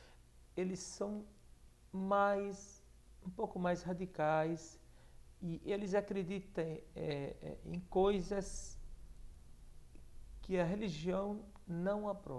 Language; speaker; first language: Portuguese; non-native, fluent; Arabic